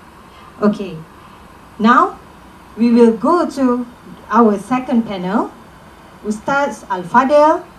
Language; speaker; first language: English; non-native, local second language; Malay